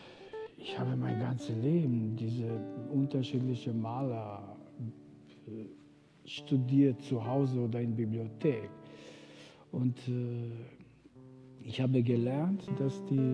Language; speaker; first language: German; non-native, fluent; Romany